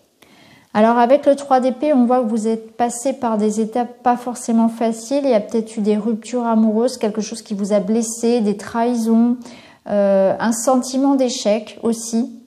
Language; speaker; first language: French; native; French